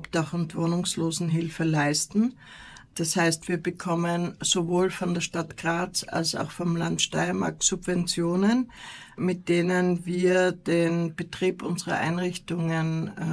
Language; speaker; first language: German; native; German